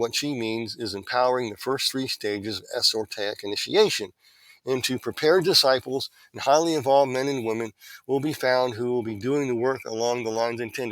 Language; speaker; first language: English; native; English